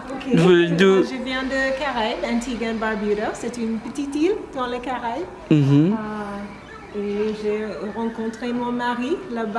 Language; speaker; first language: French; non-native, learner; English